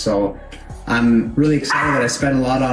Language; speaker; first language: English; native; English